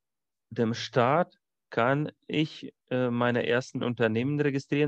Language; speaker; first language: German; non-native, fluent; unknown